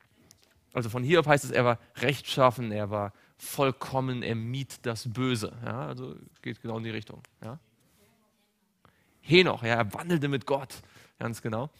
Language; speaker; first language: German; native; German